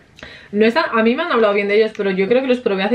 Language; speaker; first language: Spanish; native; Spanish